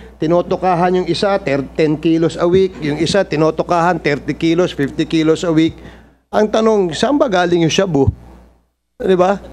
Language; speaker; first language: Filipino; non-native, local second language; Surigaonon